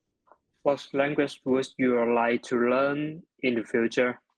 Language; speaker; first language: English; non-native, learner; Chinese